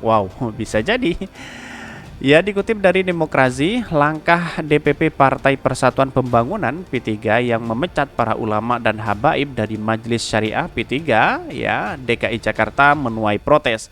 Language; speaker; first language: Indonesian; native; Indonesian